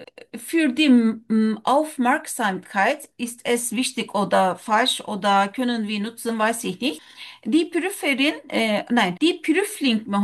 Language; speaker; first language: German; non-native, learner; Turkish